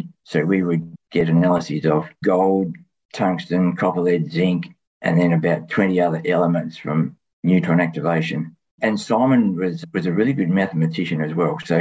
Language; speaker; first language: English; native; English